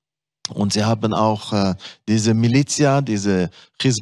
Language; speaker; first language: German; non-native, fluent; Hebrew